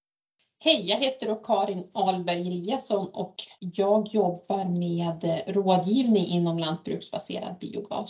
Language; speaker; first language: Swedish; native; Swedish